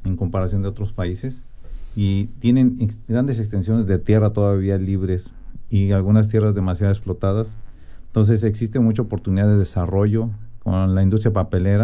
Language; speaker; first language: Spanish; native; Spanish